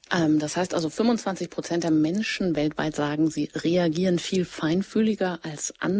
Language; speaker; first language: German; native; German